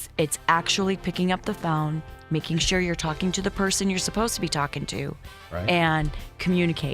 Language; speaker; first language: English; native; English